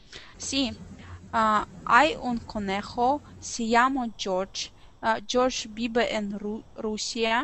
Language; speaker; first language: Spanish; non-native, learner; Russian